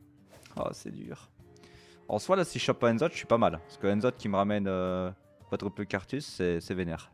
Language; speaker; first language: French; native; French